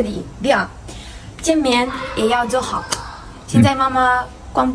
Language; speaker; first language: Chinese; non-native, learner; Ukrainian